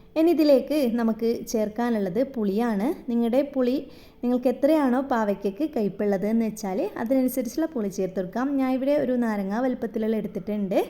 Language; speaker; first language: Malayalam; native; Malayalam